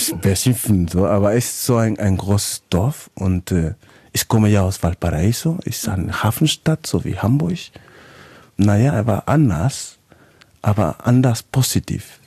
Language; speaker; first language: German; non-native, fluent; Spanish